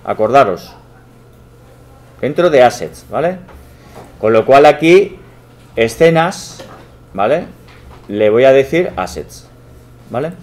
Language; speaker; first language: Spanish; native; Spanish